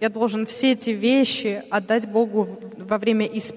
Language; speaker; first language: Russian; native; Russian